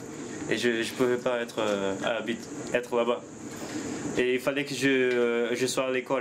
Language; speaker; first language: French; non-native, fluent; Portuguese